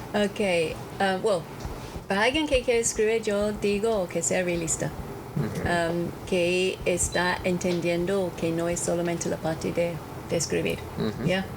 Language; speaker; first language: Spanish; non-native, fluent; English